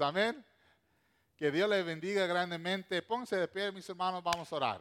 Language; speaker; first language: Spanish; non-native, local second language; English